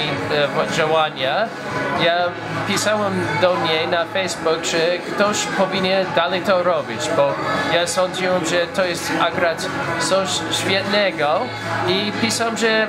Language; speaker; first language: Polish; non-native, learner; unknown